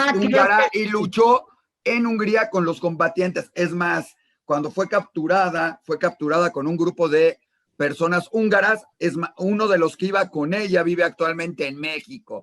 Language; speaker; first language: Spanish; native; Spanish